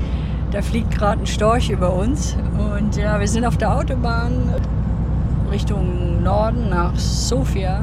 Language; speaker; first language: German; native; German